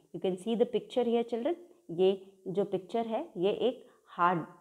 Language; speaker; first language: Hindi; native; Hindi